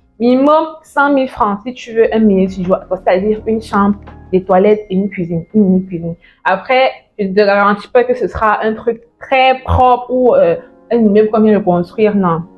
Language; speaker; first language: French; native; French